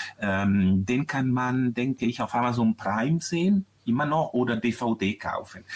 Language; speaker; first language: German; non-native, fluent; Italian